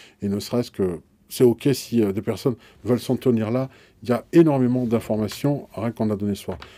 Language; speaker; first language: French; native; French